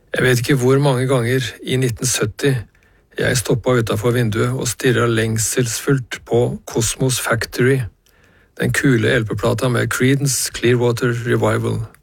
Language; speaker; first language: Norwegian; native; Norwegian